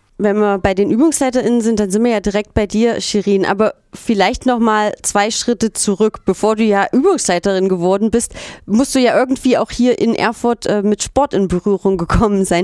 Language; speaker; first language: German; native; German